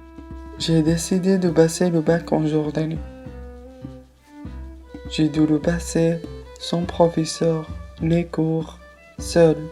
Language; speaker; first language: French; non-native, fluent; Arabic